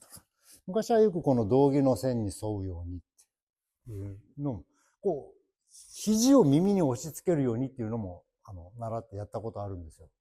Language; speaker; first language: Japanese; native; Japanese